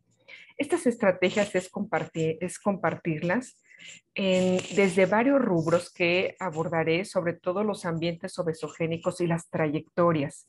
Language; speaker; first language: Spanish; native; Spanish